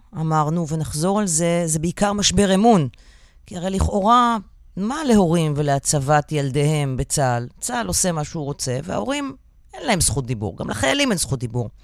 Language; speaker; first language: Hebrew; native; Hebrew